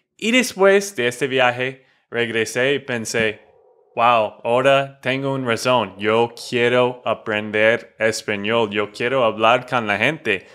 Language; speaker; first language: Spanish; non-native, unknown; English